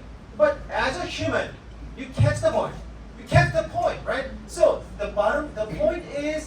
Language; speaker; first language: English; non-native, fluent; Korean